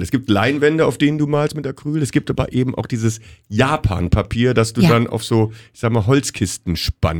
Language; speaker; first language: German; native; German